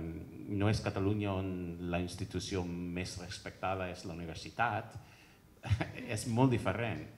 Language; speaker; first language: Catalan; non-native, fluent; English